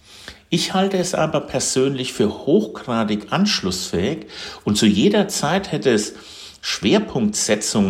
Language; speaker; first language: German; native; German